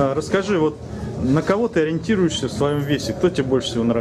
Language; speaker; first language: Russian; native; Russian